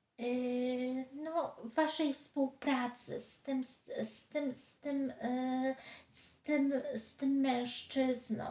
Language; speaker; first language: Polish; native; Polish